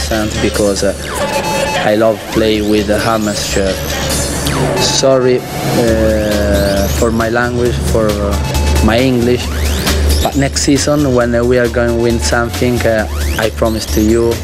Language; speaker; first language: English; non-native, learner; Italian